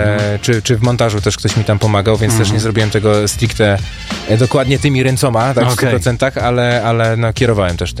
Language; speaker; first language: Polish; native; Polish